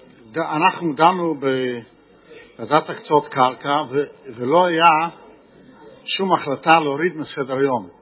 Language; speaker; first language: Hebrew; non-native, fluent; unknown